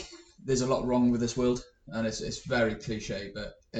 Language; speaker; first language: English; native; English